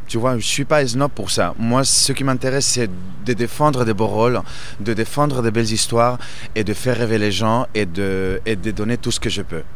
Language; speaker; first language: French; non-native, fluent; Spanish